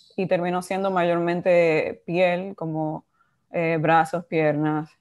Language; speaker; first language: Spanish; native; Spanish